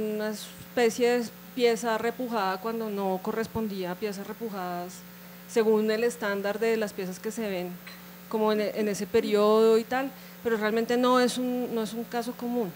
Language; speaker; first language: Spanish; native; Spanish